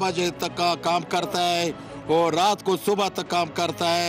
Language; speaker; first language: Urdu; non-native, learner; Pashto